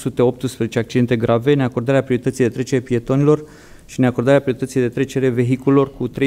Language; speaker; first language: Romanian; native; Romanian